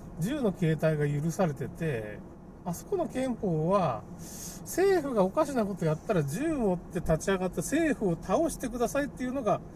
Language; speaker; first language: Japanese; native; Japanese